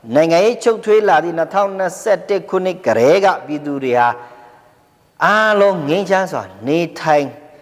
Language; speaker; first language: Burmese; non-native, local second language; Pa'o Karen